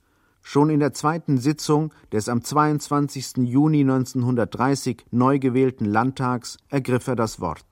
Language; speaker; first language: German; native; German